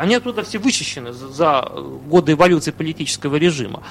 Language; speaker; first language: Russian; native; Russian